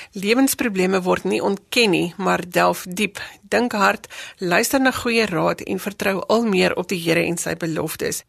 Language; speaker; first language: Afrikaans; native; Afrikaans